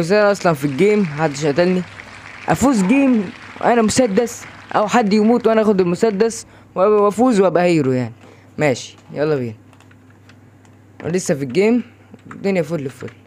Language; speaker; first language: Arabic; native; Arabic